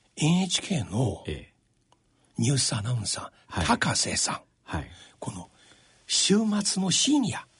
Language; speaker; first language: Japanese; non-native, fluent; Chinese